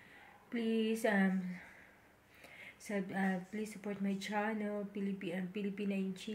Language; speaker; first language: English; non-native, local second language; Filipino